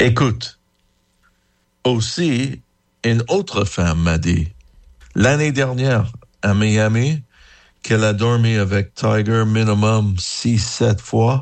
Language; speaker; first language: French; non-native, learner; English